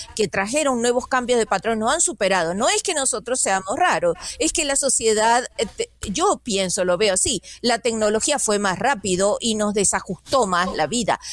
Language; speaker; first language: Spanish; native; Spanish